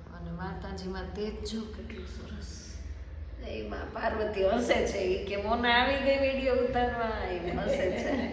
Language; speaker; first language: Gujarati; native; Gujarati